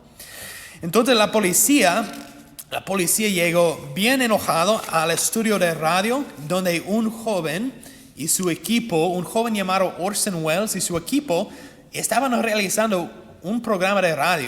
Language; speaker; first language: Spanish; non-native, fluent; English